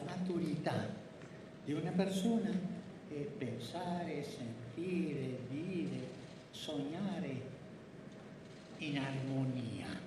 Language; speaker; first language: Italian; early bilingual, heritage; Spanish